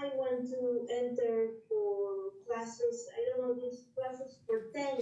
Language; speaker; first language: English; non-native, learner; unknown